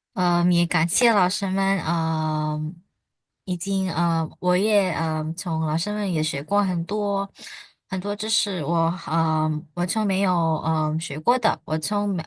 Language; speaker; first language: Chinese; non-native, fluent; Indonesian